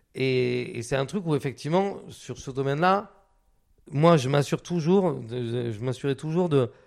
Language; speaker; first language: French; native; French